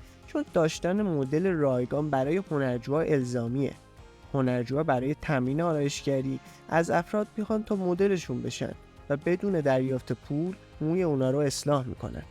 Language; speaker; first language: Persian; native; Persian